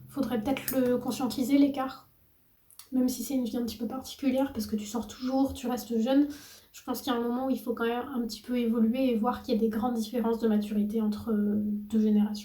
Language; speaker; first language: French; native; French